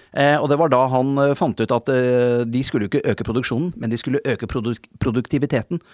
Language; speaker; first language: Norwegian; native; Norwegian